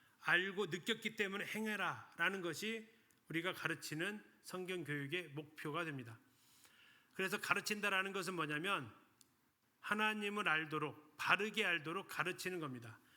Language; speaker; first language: Korean; native; Korean